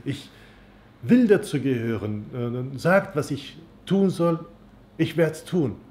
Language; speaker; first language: German; non-native, fluent; Turkish